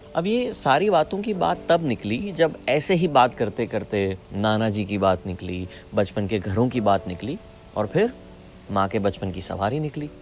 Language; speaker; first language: Hindi; non-native, local second language; Gujarati